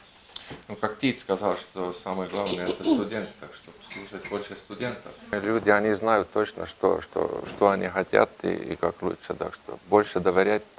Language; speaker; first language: Russian; non-native, fluent; Estonian